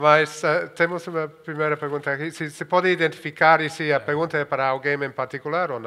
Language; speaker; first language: Portuguese; non-native, fluent; Spanish